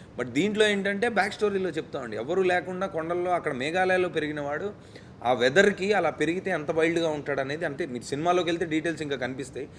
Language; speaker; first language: Telugu; native; Telugu